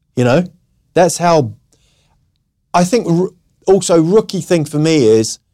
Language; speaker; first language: English; native; English